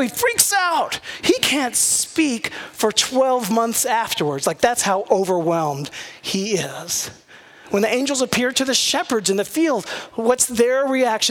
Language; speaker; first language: English; native; English